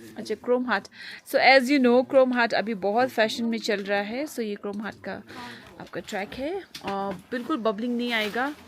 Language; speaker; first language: Hindi; non-native, local second language; Nepali